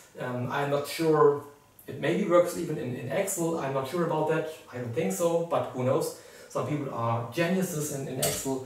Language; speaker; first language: English; non-native, fluent; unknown